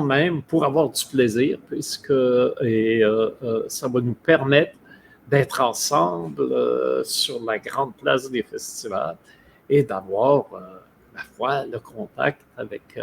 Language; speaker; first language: French; native; French